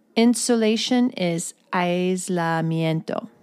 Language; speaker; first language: English; native; English